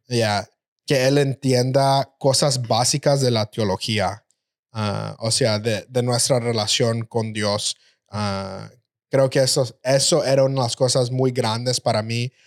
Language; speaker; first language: Spanish; early bilingual, heritage; Spanish